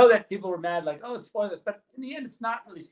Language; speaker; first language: English; native; English